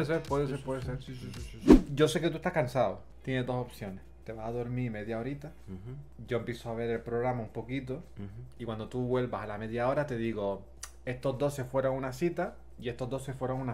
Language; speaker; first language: Spanish; native; Spanish